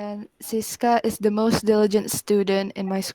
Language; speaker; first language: English; non-native, learner; Indonesian